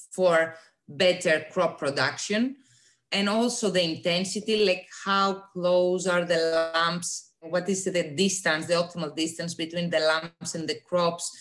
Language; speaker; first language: English; non-native, fluent; Greek